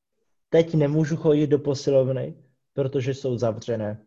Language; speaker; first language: Czech; non-native, fluent; English